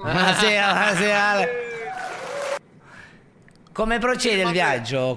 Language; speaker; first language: Italian; native; Italian